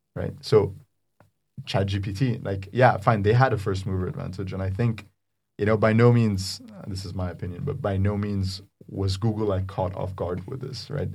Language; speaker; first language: English; non-native, fluent; Arabic